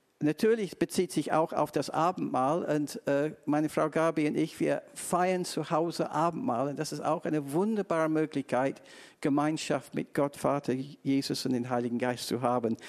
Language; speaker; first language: German; non-native, fluent; English